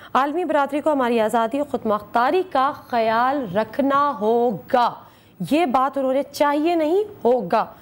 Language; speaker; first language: Urdu; native; Urdu